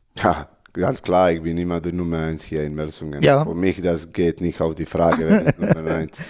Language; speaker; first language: German; non-native, learner; Serbian